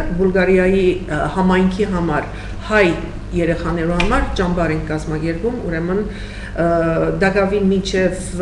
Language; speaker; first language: Armenian; early bilingual, heritage; Armenian